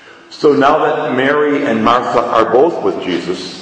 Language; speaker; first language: English; native; English